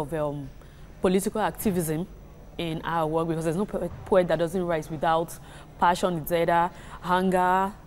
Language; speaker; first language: English; non-native, local second language; Yoruba